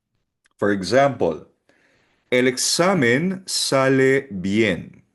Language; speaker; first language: Spanish; non-native, fluent; Filipino